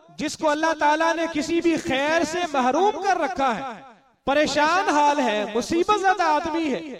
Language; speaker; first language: Urdu; non-native, local second language; Punjabi